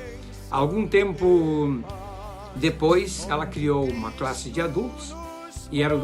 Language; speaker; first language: Portuguese; native; Portuguese